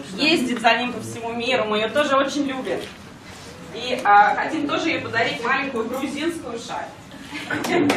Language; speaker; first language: Russian; non-native, local second language; Georgian